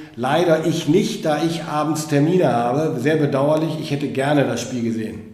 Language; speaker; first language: German; native; German